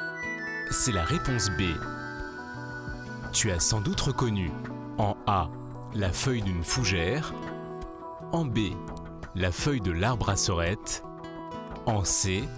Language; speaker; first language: French; native; French